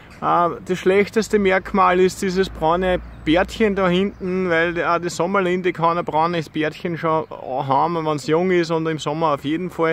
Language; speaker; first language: German; native; German